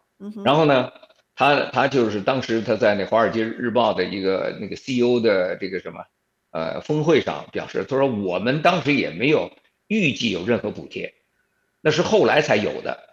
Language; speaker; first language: Chinese; native; Chinese